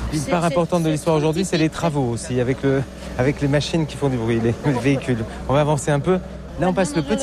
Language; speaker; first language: French; native; French